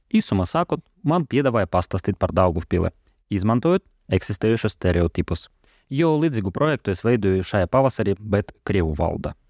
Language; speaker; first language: Latvian; non-native, local second language; Russian